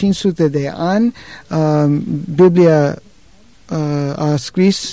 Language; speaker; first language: Romanian; non-native, learner; English